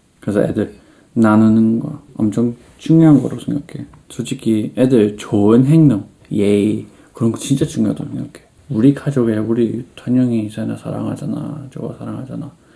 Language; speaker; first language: Korean; non-native, learner; English